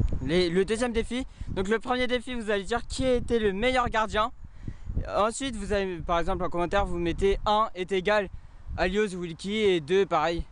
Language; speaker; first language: French; native; French